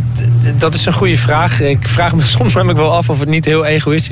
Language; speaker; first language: Dutch; native; Dutch